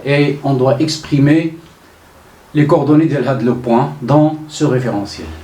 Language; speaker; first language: French; non-native, local second language; Arabic